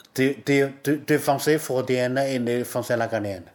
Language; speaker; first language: French; non-native, learner; Chinese